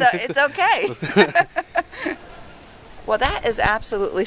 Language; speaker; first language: English; native; English